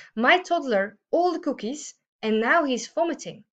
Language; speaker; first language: English; non-native, fluent; Dutch